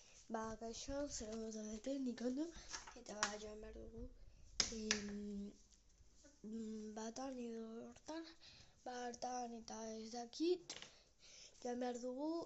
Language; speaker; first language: Basque; non-native, learner; Spanish